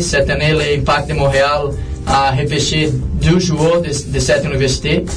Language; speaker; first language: French; non-native, learner; Portuguese